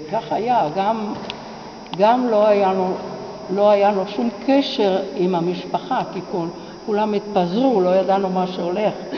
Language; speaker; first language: Hebrew; non-native, fluent; Italian